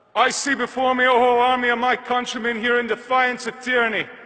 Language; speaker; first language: English; native; English